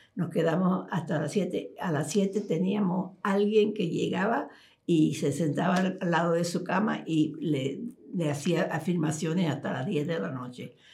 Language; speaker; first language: Spanish; early bilingual, heritage; Spanish